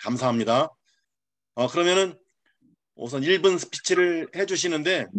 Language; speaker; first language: Korean; native; Korean